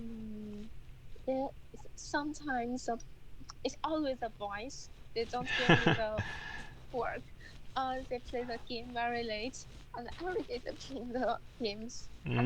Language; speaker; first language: English; non-native, learner; Chinese